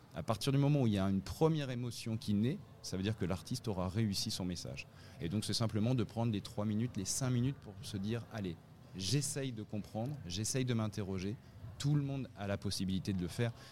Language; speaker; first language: French; native; French